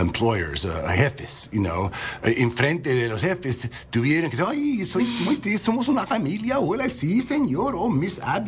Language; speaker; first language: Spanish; non-native, learner; English